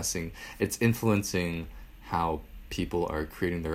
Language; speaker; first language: English; native; English